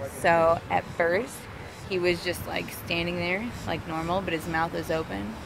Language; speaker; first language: English; native; English